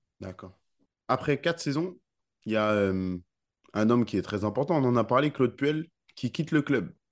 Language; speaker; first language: French; native; French